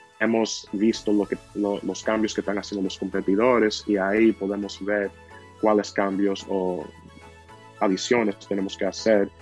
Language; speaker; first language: Spanish; early bilingual, heritage; Spanish